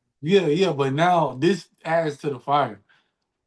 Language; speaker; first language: English; native; English